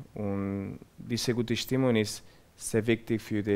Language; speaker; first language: German; non-native, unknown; Spanish